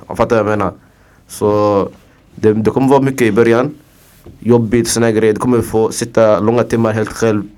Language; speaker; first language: Swedish; early bilingual, other home language; Somali